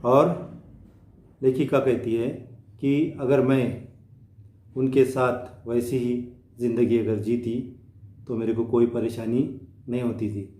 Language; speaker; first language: Hindi; non-native, local second language; Marathi